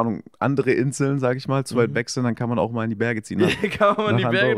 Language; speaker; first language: German; native; German